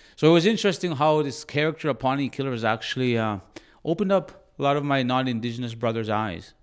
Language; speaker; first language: English; native; English